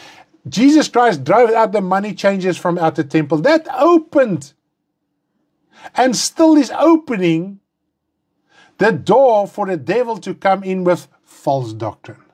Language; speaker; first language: English; non-native, local second language; Afrikaans